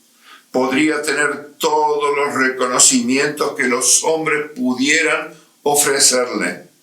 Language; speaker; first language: Spanish; native; Spanish